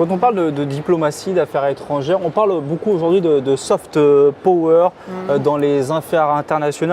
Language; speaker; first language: French; native; French